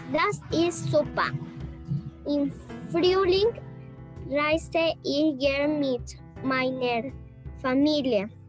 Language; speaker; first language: German; non-native, learner; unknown